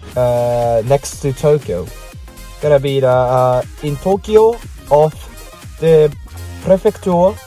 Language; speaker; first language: English; non-native, fluent; Japanese